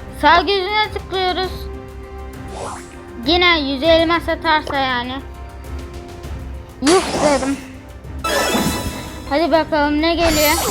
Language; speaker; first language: Turkish; native; Turkish